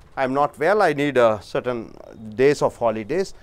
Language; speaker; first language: English; non-native, local second language; Tamil